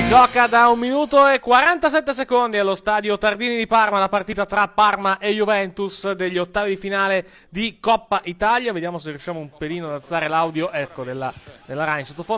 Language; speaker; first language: Italian; native; Italian